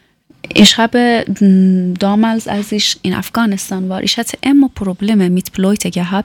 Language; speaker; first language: German; non-native, learner; Persian